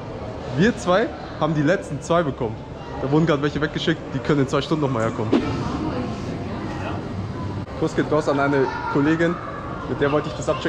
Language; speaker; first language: German; native; German